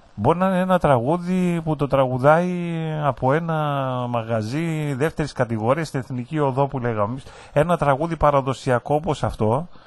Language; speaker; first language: Greek; native; Greek